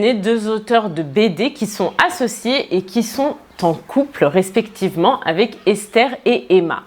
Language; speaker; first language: French; native; French